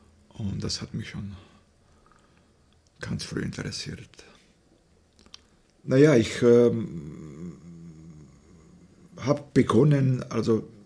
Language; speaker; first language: German; non-native, fluent; Slovak